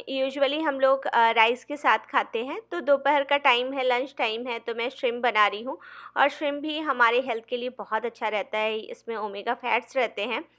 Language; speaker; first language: Hindi; non-native, local second language; Bangla